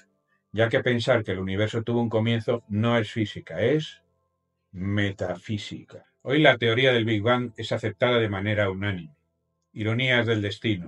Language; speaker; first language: Spanish; native; Spanish